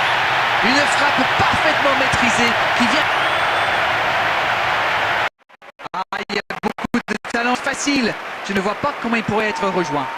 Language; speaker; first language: French; native; French